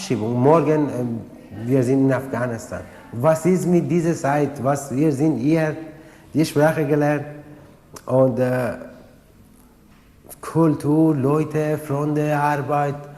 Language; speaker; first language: German; non-native, learner; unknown